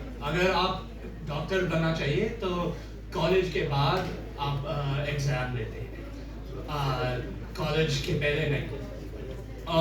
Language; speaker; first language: Hindi; early bilingual, heritage; English